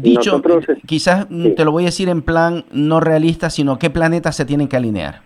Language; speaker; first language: Spanish; native; Spanish